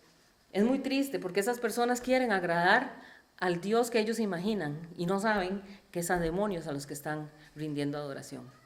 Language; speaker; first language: Spanish; native; Spanish